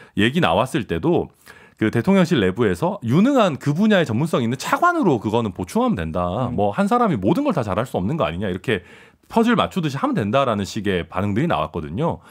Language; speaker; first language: Korean; native; Korean